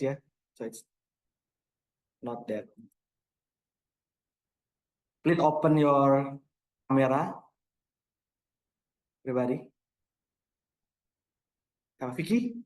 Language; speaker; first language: English; non-native, local second language; Indonesian